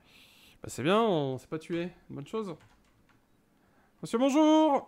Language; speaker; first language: French; native; French